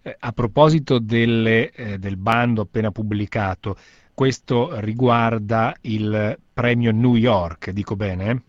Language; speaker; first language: Italian; native; Italian